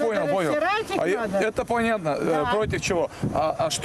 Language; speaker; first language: Russian; non-native, local second language; Estonian